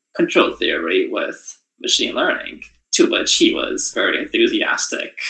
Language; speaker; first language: English; non-native, fluent; Japanese